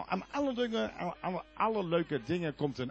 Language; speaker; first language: Dutch; native; Dutch